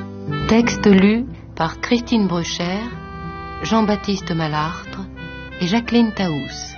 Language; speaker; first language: French; native; French